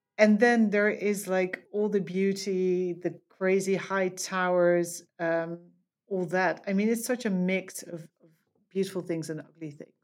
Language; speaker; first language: English; non-native, fluent; Dutch